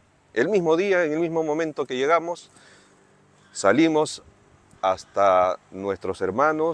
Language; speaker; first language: Spanish; native; Spanish